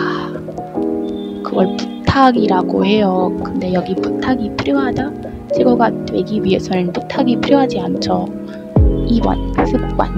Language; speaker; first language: Korean; non-native, learner; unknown